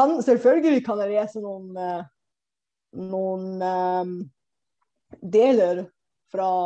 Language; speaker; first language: Norwegian; non-native, fluent; Bulgarian